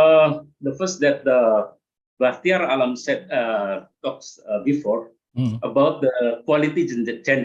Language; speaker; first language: English; non-native, learner; Indonesian